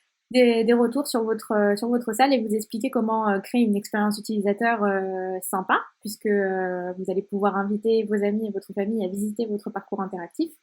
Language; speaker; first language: French; native; French